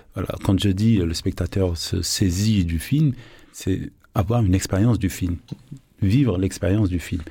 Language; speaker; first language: French; non-native, local second language; Arabic